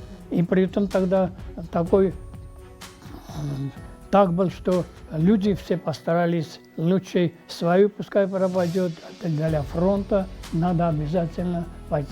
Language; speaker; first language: Russian; non-native, local second language; Armenian